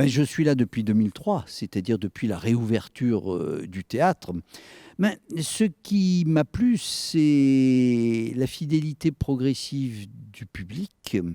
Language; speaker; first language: French; native; French